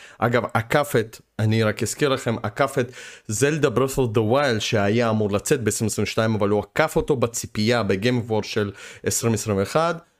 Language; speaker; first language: Hebrew; early bilingual, other home language; Russian